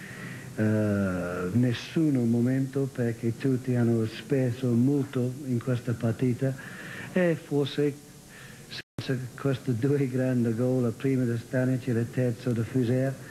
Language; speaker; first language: Italian; non-native, fluent; English